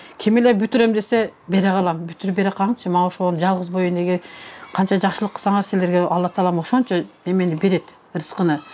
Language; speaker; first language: Kyrgyz; native; Kyrgyz